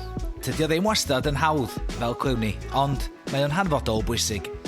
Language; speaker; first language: Welsh; native; Welsh